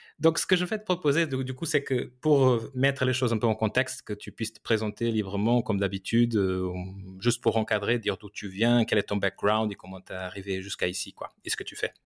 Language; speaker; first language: French; non-native, fluent; Portuguese